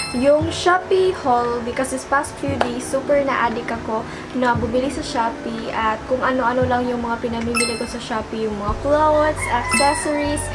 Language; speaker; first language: Filipino; non-native, local second language; Cebuano